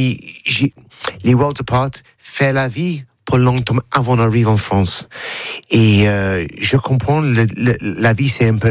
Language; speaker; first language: French; non-native, learner; English